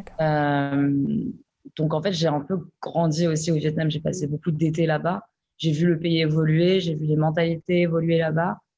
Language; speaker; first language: French; native; French